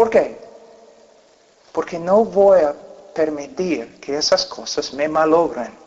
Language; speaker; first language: Spanish; non-native, fluent; English